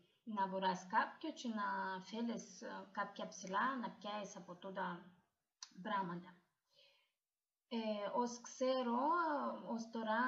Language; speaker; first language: Greek; non-native, learner; Russian